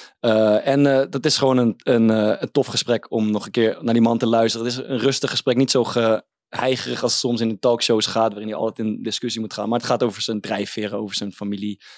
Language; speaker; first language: Dutch; native; Dutch